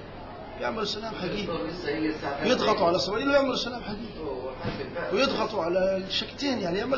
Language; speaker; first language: Arabic; native; Arabic